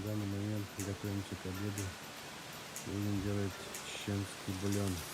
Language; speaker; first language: Russian; non-native, local second language; Chechen